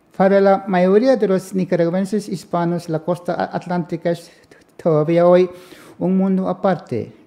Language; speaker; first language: Spanish; non-native, local second language; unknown